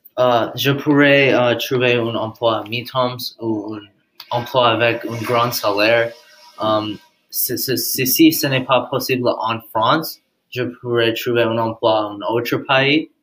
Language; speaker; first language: French; non-native, learner; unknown